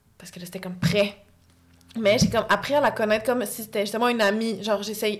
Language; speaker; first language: French; native; French